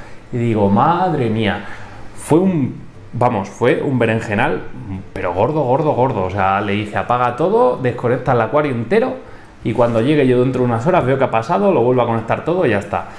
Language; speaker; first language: Spanish; native; Spanish